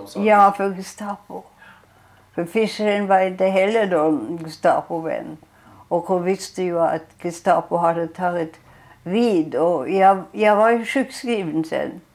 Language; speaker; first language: Swedish; non-native, fluent; German